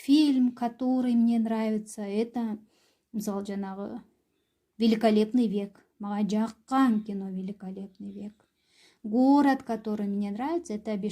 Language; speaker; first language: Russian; non-native, local second language; Kyrgyz